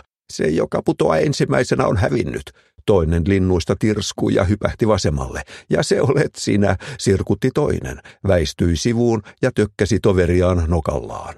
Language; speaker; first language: Finnish; native; Finnish